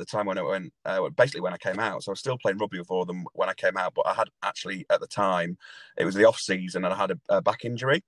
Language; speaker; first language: English; native; English